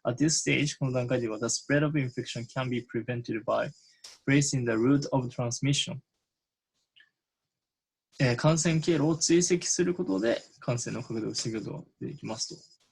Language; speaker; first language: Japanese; native; Japanese